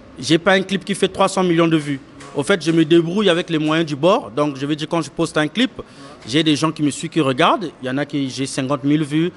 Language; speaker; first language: French; non-native, local second language; Lingala